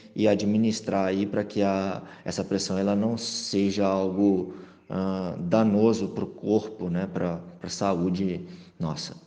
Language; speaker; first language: Portuguese; native; Portuguese